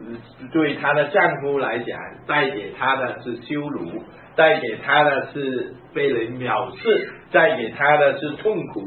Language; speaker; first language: Chinese; native; Chinese